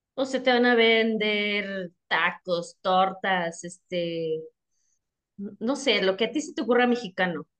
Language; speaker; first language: Spanish; early bilingual, heritage; Spanish